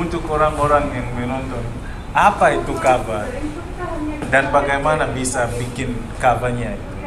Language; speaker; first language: Indonesian; non-native, fluent; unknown